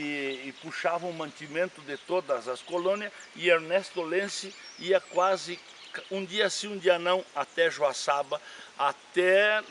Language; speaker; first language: Portuguese; native; Portuguese